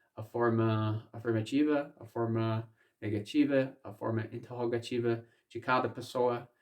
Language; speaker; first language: Portuguese; non-native, fluent; English